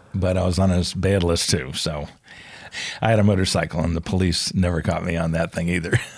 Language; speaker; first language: English; native; English